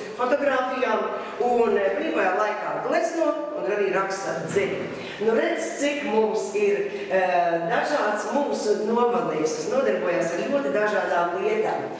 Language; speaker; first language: Latvian; native; Latvian